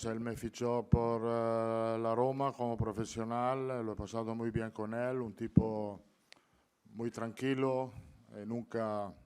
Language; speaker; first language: Spanish; non-native, fluent; Italian